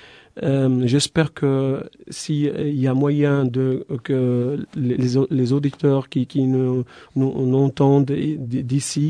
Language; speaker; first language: French; non-native, fluent; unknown